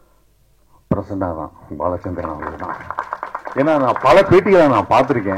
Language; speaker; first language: Tamil; native; Tamil